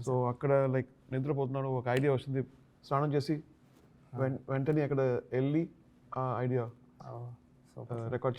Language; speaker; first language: Telugu; non-native, learner; Tamil